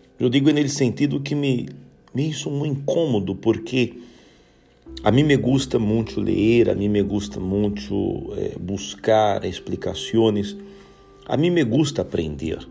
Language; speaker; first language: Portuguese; non-native, learner; Spanish